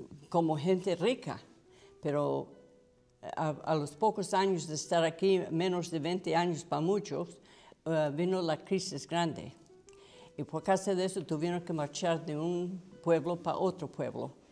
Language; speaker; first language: Spanish; early bilingual, heritage; Spanish